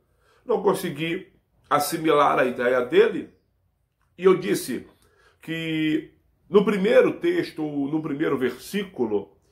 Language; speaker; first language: Portuguese; native; Portuguese